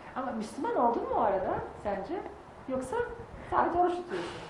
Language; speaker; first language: Turkish; native; Turkish